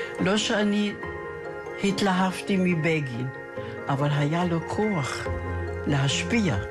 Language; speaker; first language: Hebrew; non-native, fluent; German